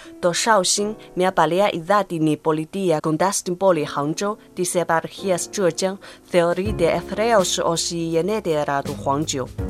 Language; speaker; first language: Greek; non-native, fluent; Chinese